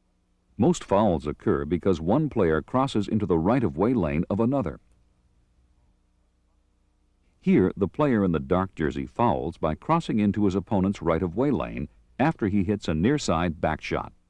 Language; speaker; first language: English; native; English